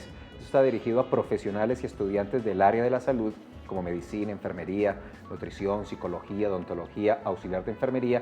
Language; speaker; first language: Spanish; native; Spanish